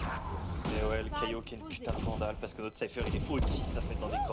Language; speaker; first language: French; native; French